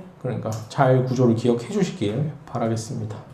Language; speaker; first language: Korean; native; Korean